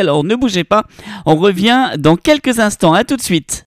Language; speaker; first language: French; native; French